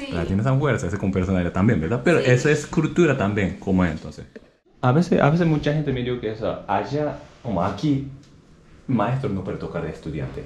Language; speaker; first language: Spanish; non-native, learner; Japanese